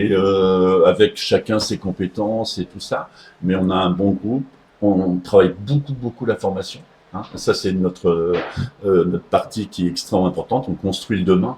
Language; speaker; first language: French; native; French